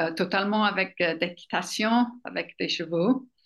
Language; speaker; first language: French; non-native, fluent; English